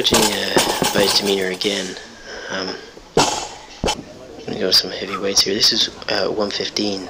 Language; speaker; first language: English; native; English